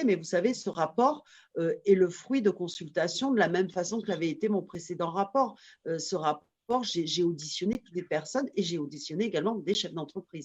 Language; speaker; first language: French; native; French